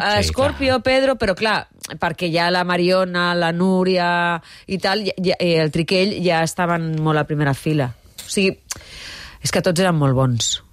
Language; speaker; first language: Catalan; non-native, local second language; Spanish